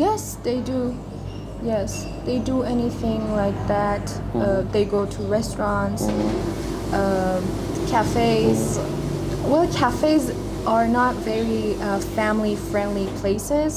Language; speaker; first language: English; non-native, fluent; Persian